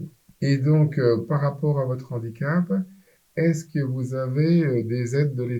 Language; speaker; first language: French; native; French